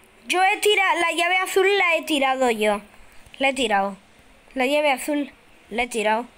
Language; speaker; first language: Spanish; native; Spanish